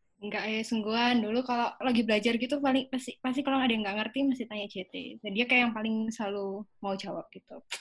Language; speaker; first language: Indonesian; native; Indonesian